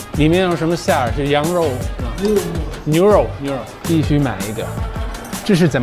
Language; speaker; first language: Chinese; non-native, fluent; English